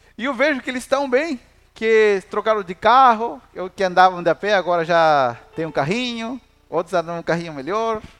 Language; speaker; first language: Portuguese; non-native, fluent; Spanish